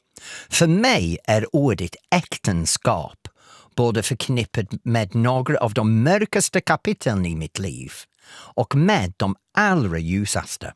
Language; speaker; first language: Swedish; non-native, fluent; English